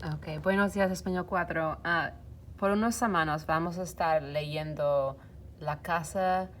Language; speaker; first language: Spanish; non-native, fluent; English